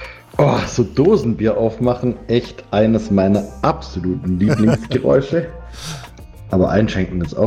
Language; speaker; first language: German; native; German